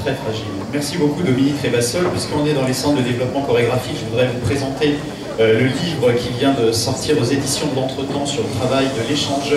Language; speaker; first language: French; native; French